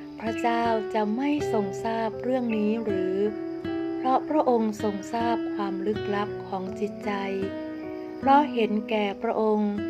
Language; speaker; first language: Thai; native; Thai